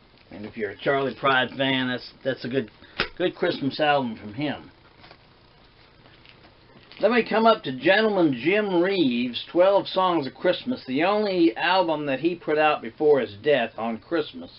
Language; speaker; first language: English; native; English